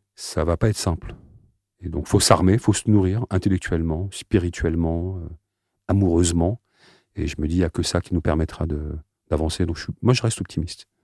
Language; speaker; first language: French; native; French